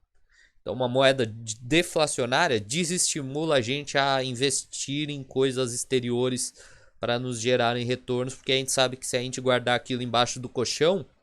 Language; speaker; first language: Portuguese; native; Portuguese